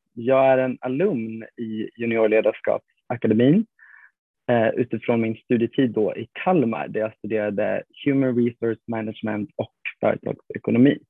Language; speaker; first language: Swedish; native; Swedish